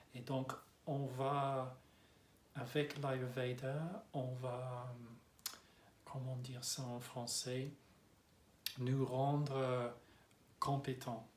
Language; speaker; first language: French; non-native, fluent; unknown